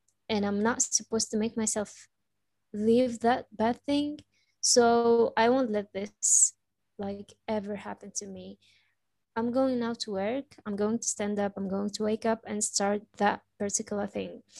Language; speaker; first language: English; non-native, fluent; Arabic